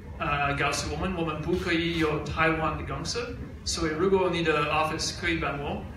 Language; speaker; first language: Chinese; non-native, learner; English